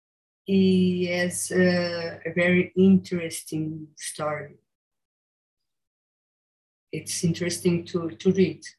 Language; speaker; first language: English; non-native, learner; Portuguese